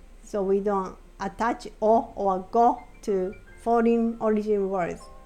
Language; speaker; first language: English; non-native, fluent; Japanese